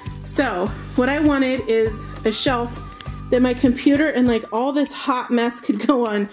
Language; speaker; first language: English; native; English